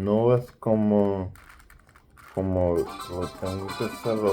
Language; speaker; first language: Spanish; non-native, learner; English